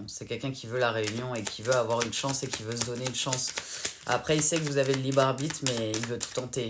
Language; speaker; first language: French; native; French